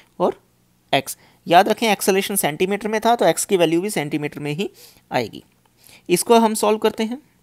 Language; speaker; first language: Hindi; native; Hindi